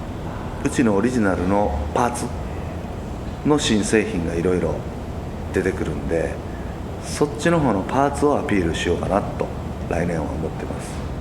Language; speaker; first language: Japanese; native; Japanese